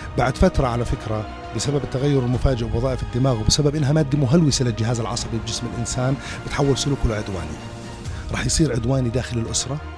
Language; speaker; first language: Arabic; native; Arabic